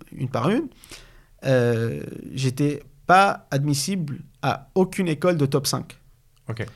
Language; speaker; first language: French; non-native, fluent; Arabic